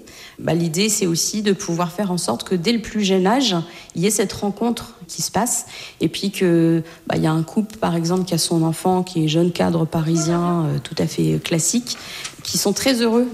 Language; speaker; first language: French; native; French